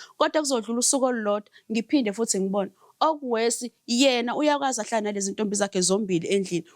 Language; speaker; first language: Zulu; native; Zulu